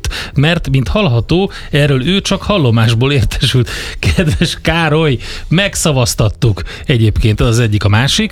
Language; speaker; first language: Hungarian; native; Hungarian